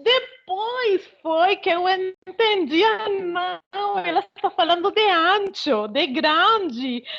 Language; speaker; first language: Portuguese; non-native, fluent; Spanish